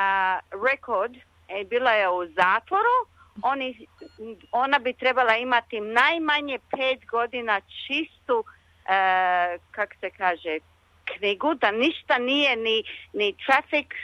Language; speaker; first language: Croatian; early bilingual, other home language; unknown